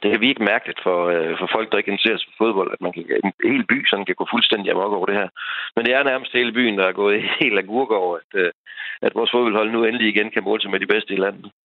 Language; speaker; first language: Danish; native; Danish